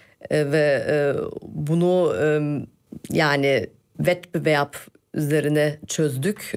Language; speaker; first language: Turkish; early bilingual, heritage; Turkish